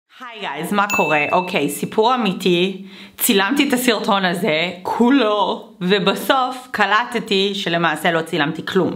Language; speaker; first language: Hebrew; early bilingual, other home language; English